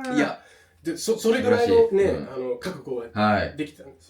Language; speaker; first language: Japanese; non-native, fluent; English